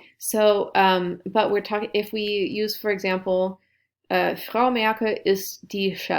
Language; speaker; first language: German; non-native, fluent; English